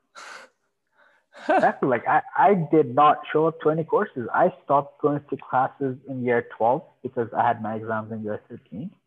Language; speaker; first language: English; non-native, fluent; Persian